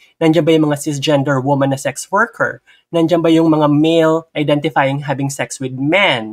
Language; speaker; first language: Filipino; native; Filipino